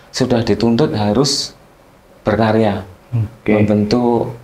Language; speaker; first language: Indonesian; native; Indonesian